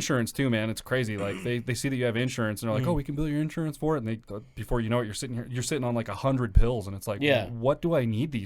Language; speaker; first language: English; native; English